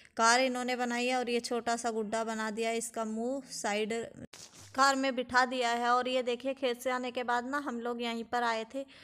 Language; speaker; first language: Hindi; native; Hindi